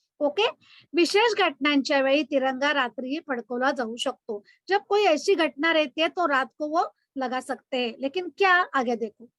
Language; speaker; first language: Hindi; non-native, local second language; Marathi